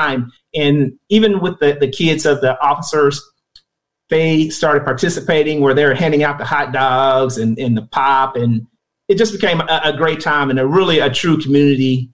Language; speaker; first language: English; native; English